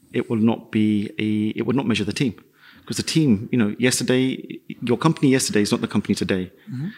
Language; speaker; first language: English; native; English